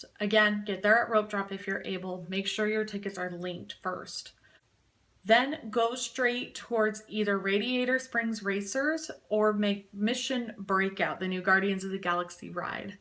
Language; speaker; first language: English; native; English